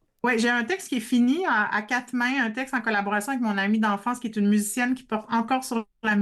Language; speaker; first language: French; native; French